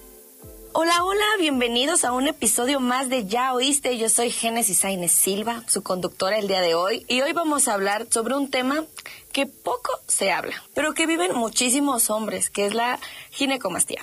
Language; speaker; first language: Spanish; native; Spanish